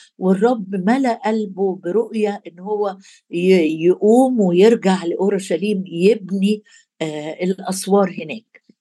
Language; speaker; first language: Arabic; native; Arabic